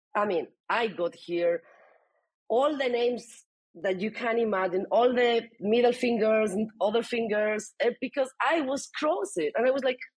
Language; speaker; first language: English; non-native, fluent; Spanish